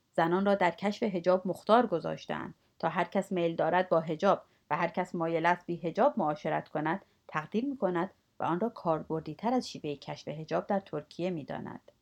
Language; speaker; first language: Persian; native; Persian